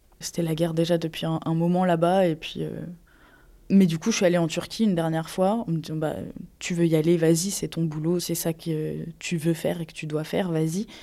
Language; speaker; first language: French; native; French